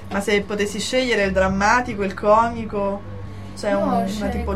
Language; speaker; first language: Italian; native; Italian